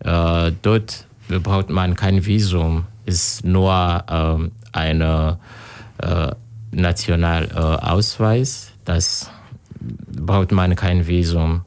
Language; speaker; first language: German; non-native, learner; Kinyarwanda